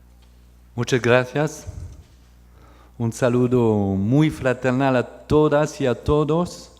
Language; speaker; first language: Spanish; non-native, fluent; French